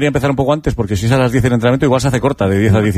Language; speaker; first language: Spanish; native; Spanish